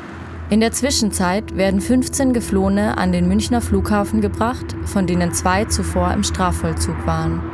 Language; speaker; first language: German; native; German